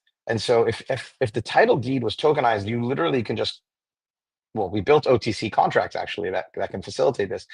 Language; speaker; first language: English; native; English